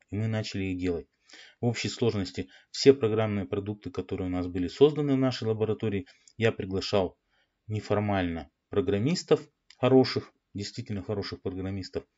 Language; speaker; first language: Russian; native; Russian